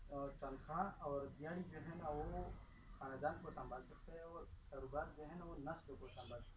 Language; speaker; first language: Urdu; non-native, local second language; Pashto